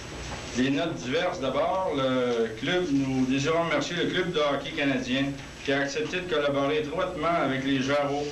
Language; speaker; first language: French; native; French